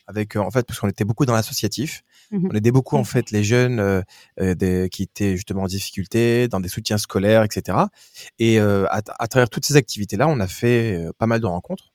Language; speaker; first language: French; native; French